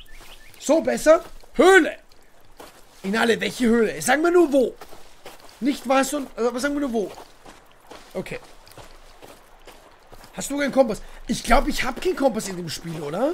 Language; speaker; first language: German; native; German